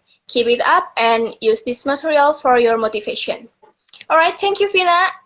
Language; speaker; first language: English; non-native, learner; Indonesian